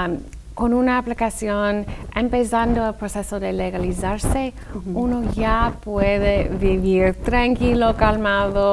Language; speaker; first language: Spanish; non-native, fluent; English